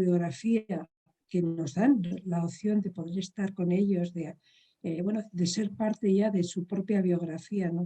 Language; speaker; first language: Spanish; native; Spanish